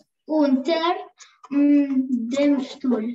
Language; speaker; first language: German; non-native, learner; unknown